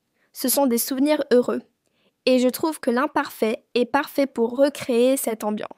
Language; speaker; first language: French; non-native, fluent; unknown